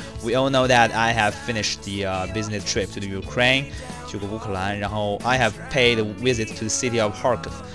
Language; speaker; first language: English; non-native, fluent; Chinese